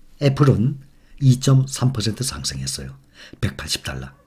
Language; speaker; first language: Korean; native; Korean